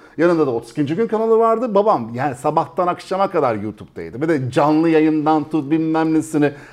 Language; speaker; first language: Turkish; early bilingual, heritage; Turkish